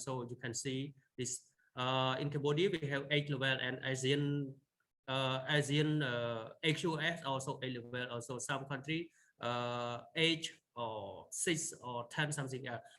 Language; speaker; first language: English; non-native, learner; Khmer